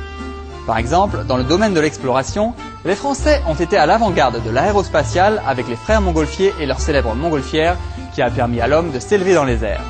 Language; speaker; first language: French; native; French